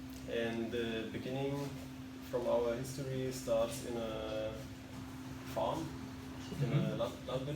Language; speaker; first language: English; non-native, learner; German